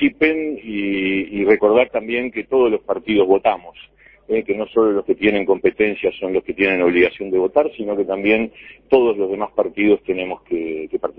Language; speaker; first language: Spanish; native; Spanish